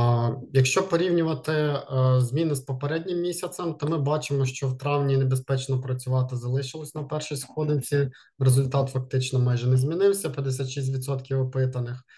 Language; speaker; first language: Ukrainian; native; Ukrainian